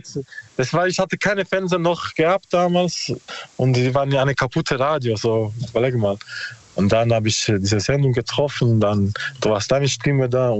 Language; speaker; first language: German; non-native, learner; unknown